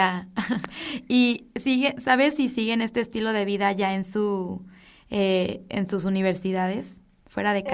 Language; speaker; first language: Spanish; native; Spanish